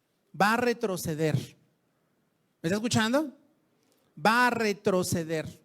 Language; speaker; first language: Spanish; native; Spanish